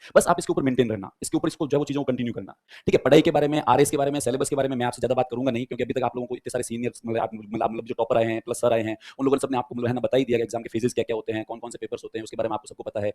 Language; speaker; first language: Hindi; native; Hindi